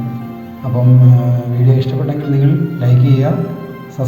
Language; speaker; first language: Malayalam; native; Malayalam